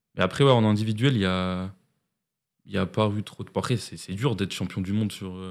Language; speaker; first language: French; native; French